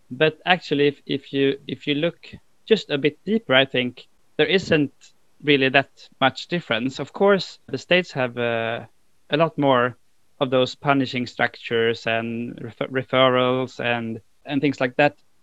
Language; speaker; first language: English; non-native, fluent; Swedish